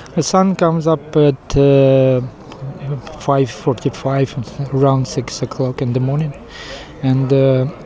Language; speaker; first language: English; non-native, fluent; Ukrainian